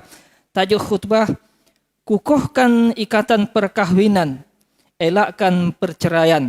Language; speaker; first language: Malay; native; Malay